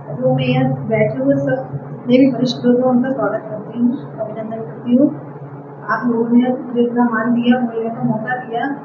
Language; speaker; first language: Hindi; native; Hindi